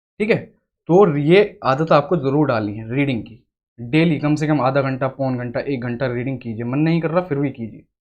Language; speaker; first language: Hindi; native; Hindi